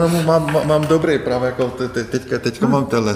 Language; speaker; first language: Czech; non-native, fluent; Hungarian